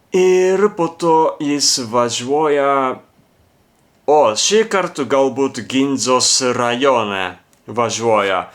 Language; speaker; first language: Lithuanian; non-native, fluent; Japanese